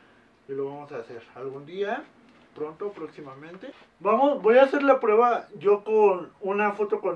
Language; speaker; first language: Spanish; native; Spanish